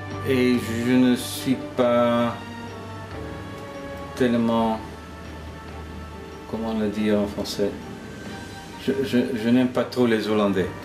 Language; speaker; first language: French; non-native, fluent; Dutch